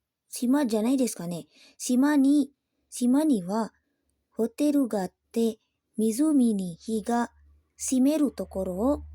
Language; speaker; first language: Japanese; non-native, learner; Indonesian